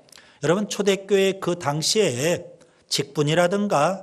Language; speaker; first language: Korean; native; Korean